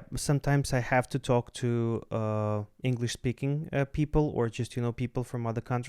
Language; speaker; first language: English; non-native, fluent; Russian